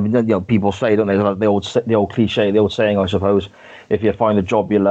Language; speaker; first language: English; native; English